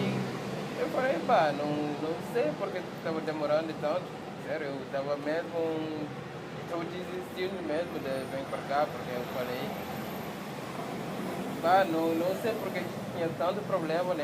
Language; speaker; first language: Portuguese; non-native, learner; French